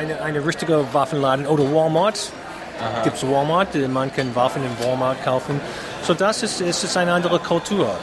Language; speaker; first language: German; non-native, fluent; English